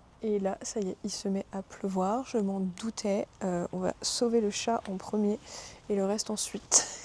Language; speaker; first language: French; native; French